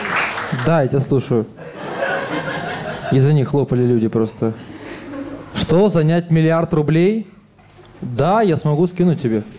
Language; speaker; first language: Russian; native; Russian